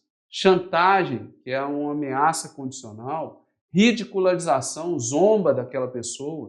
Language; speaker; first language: Portuguese; native; Portuguese